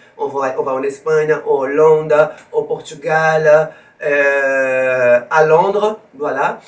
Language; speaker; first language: French; non-native, fluent; Portuguese